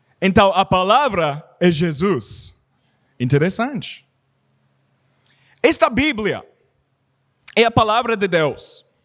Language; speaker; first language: Portuguese; non-native, learner; English